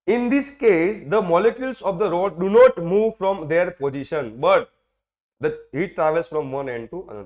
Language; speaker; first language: English; non-native, local second language; Gujarati